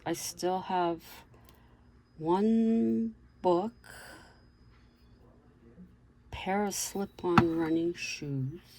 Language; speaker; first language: English; native; English